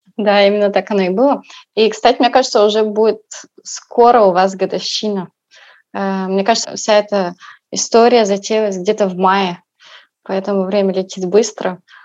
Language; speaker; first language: Russian; native; Russian